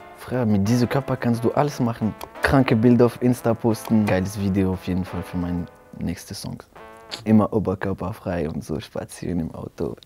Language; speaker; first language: German; non-native, learner; French